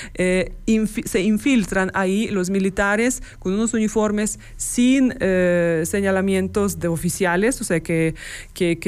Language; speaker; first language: Spanish; non-native, fluent; Ukrainian